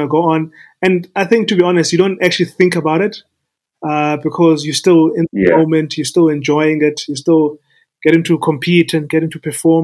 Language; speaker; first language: English; non-native, local second language; Xhosa